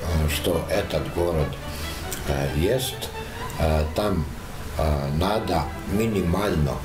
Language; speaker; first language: Russian; non-native, learner; Croatian